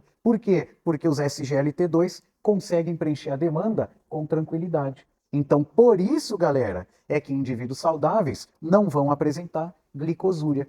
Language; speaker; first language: Portuguese; native; Portuguese